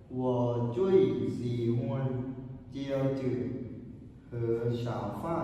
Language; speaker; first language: Chinese; non-native, learner; Thai